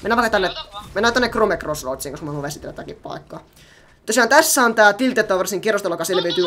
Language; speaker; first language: Finnish; native; Finnish